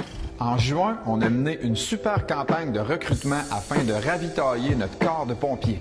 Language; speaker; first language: French; native; French